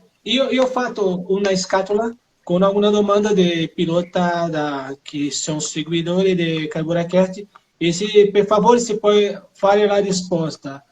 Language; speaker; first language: Italian; non-native, learner; Portuguese